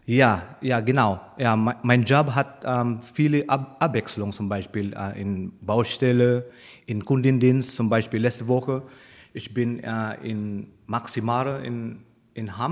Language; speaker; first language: German; non-native, learner; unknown